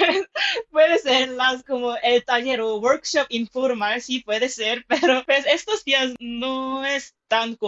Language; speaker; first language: Spanish; non-native, fluent; Korean